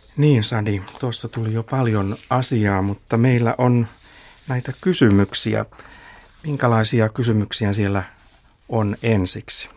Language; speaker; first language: Finnish; native; Finnish